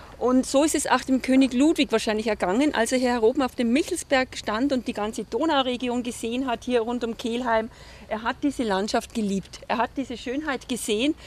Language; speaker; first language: German; native; German